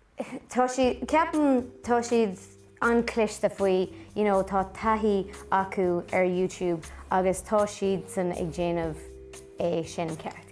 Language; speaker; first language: Irish; non-native, local second language; English